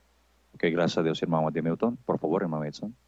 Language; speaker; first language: Portuguese; native; Portuguese